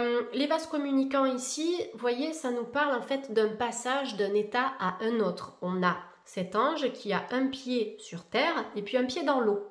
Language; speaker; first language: French; native; French